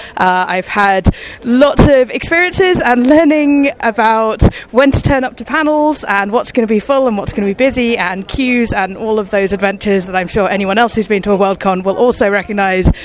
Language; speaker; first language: English; native; English